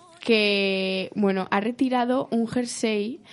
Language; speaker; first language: Spanish; native; Spanish